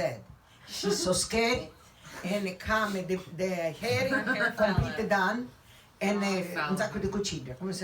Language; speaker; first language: English; non-native, learner; Italian